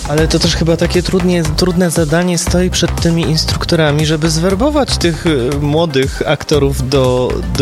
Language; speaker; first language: Polish; native; Polish